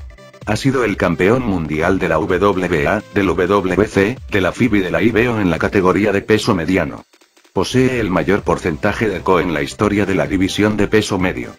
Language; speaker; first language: Spanish; native; Spanish